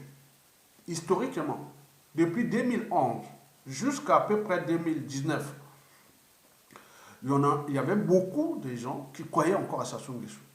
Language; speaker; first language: French; non-native, local second language; Lingala